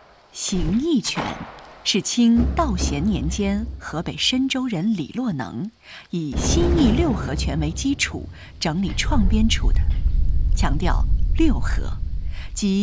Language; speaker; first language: Chinese; native; Chinese